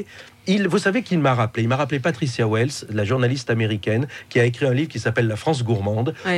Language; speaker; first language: French; native; French